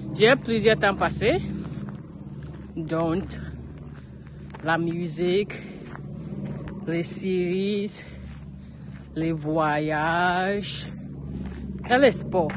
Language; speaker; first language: French; non-native, learner; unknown